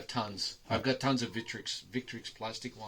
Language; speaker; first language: English; native; English